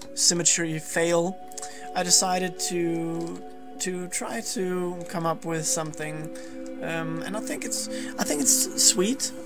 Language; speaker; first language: English; non-native, fluent; Danish